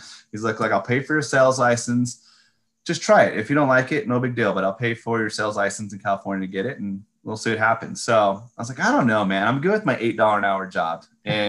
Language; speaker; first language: English; native; English